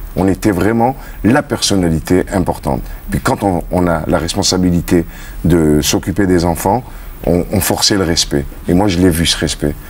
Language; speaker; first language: French; native; French